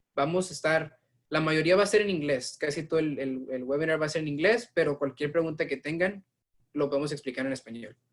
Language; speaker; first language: Spanish; early bilingual, heritage; Spanish